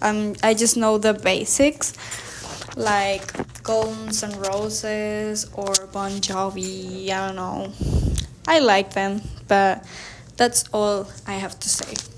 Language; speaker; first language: English; non-native, learner; Spanish